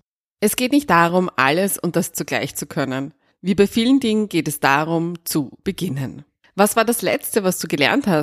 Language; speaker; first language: German; native; German